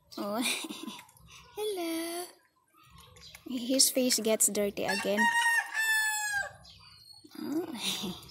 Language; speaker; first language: English; non-native, local second language; Filipino